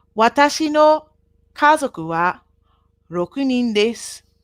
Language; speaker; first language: Japanese; non-native, fluent; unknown